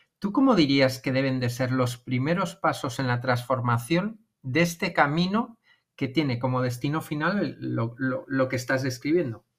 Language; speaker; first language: Spanish; native; Spanish